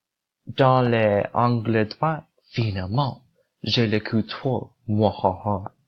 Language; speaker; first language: French; non-native, learner; English